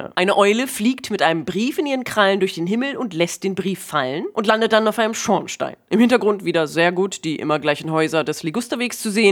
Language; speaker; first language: German; native; German